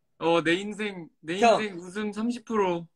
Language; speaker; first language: Korean; early bilingual, heritage; Korean